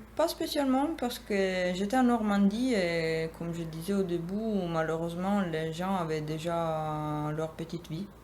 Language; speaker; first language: French; non-native, fluent; Italian